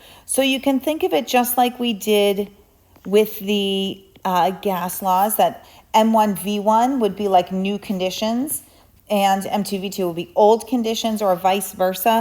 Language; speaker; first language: English; native; English